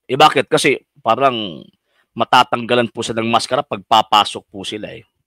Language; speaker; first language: Filipino; non-native, local second language; Cebuano